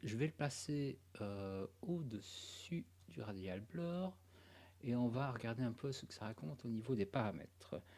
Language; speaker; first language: French; native; French